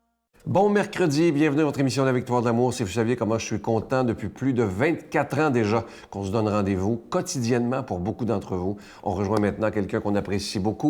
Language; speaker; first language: French; native; French